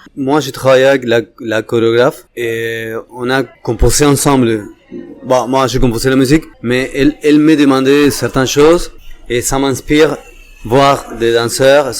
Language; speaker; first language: French; non-native, fluent; Spanish